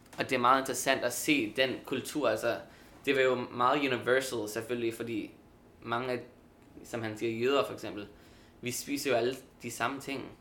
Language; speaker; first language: Danish; early bilingual, heritage; Danish